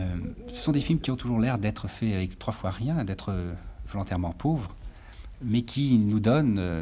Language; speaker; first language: French; native; French